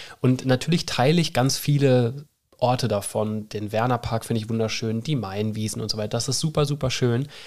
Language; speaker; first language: German; native; German